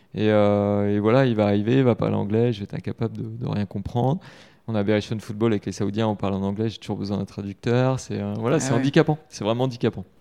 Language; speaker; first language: French; native; French